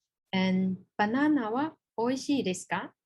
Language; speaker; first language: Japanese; non-native, fluent; Chinese